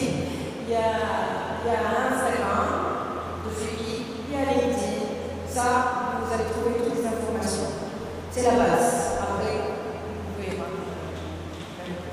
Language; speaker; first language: French; non-native, local second language; Arabic